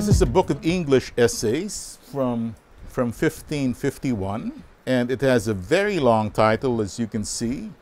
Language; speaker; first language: English; non-native, local second language; Filipino